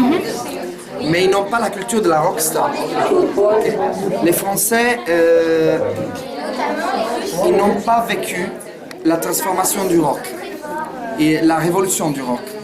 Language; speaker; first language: French; non-native, fluent; Italian